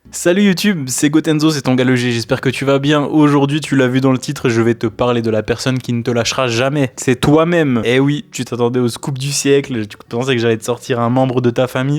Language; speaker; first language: French; native; French